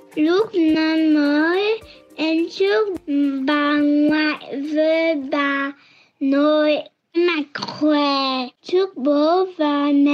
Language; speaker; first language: Vietnamese; early bilingual, heritage; Vietnamese